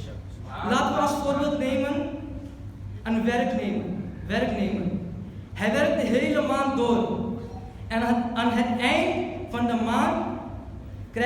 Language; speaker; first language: Dutch; early bilingual, other home language; Urdu